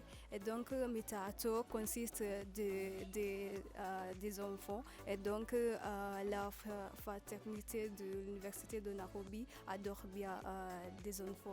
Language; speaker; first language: French; non-native, learner; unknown